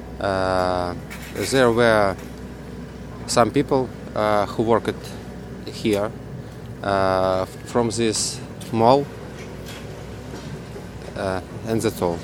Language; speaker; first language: English; non-native, learner; Ukrainian